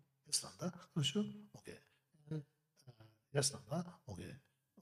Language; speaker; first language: Russian; non-native, learner; Tibetan